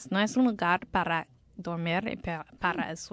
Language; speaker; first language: Spanish; non-native, learner; English